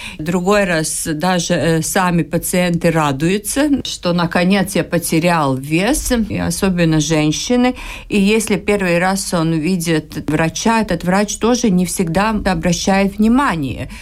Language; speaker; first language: Russian; non-native, local second language; Latvian